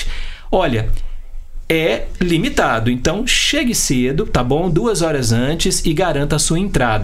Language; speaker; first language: Portuguese; native; Portuguese